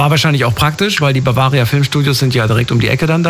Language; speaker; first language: German; native; German